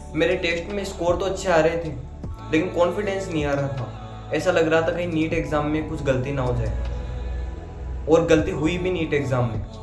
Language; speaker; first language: Hindi; native; Hindi